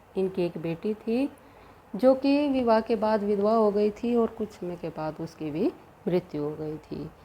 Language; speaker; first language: Hindi; native; Hindi